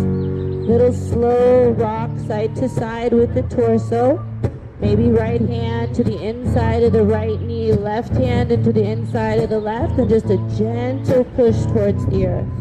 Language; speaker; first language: English; native; English